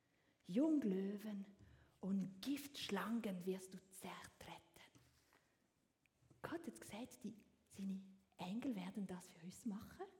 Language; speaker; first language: German; non-native, learner; French